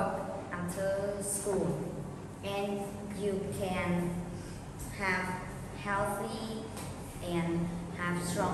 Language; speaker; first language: English; non-native, learner; Vietnamese